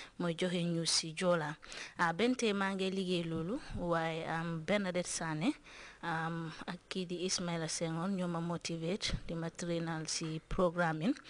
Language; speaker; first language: Wolof; non-native, local second language; Jola-Fonyi